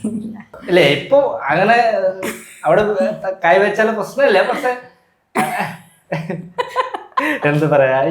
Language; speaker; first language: Malayalam; non-native, local second language; Bangla